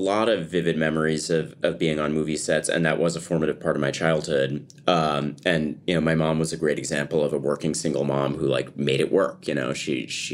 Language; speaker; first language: English; native; English